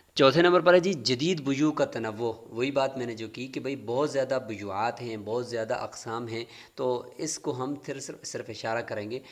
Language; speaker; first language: Urdu; native; Urdu